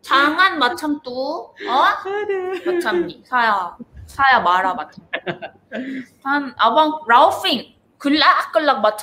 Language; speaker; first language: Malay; non-native, learner; Korean